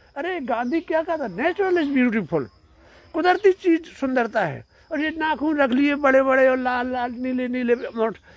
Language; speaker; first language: Hindi; native; Hindi